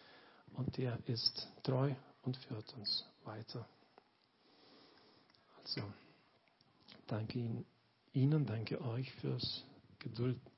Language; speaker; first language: German; non-native, learner; Lithuanian